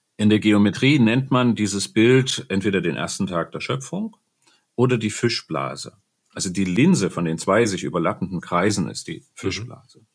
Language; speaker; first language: German; native; German